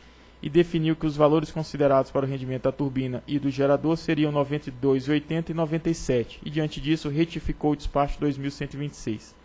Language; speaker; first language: Portuguese; native; Portuguese